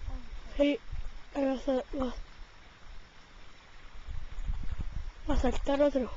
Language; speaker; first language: Spanish; native; Spanish